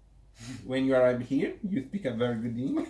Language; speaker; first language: English; non-native, learner; Portuguese